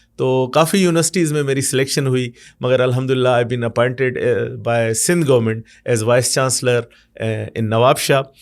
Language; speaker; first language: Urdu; non-native, local second language; Sindhi